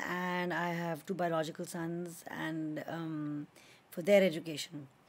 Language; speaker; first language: English; early bilingual, other home language; Hindi